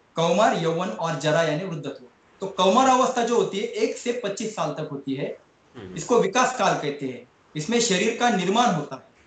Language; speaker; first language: Hindi; non-native, local second language; Marathi